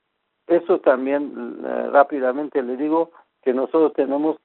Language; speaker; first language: Spanish; non-native, fluent; Persian